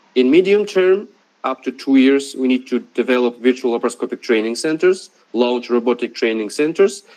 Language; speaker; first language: English; non-native, fluent; Russian